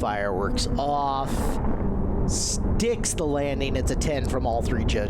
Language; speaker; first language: English; native; English